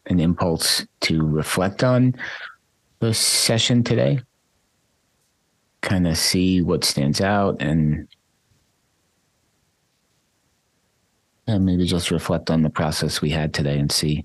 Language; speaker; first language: English; native; English